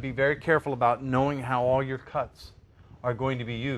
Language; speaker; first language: English; native; English